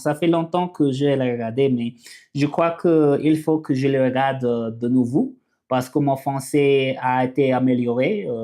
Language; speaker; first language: French; non-native, learner; English